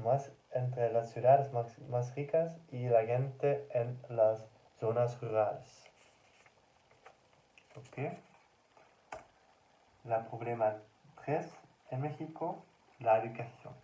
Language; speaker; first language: Spanish; non-native, learner; Dutch